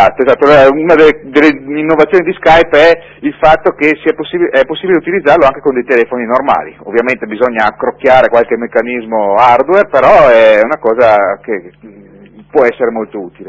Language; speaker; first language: Italian; native; Italian